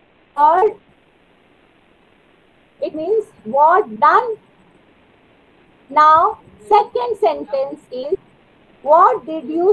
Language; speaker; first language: English; non-native, learner; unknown